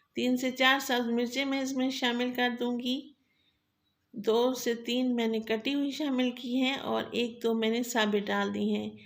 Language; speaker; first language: Urdu; non-native, local second language; Saraiki